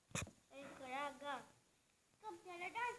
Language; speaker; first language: Italian; native; Italian